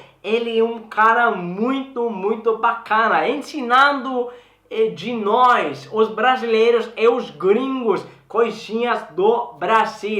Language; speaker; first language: Portuguese; non-native, learner; Swedish